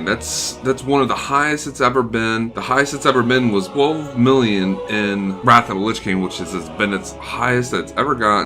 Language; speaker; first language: English; native; English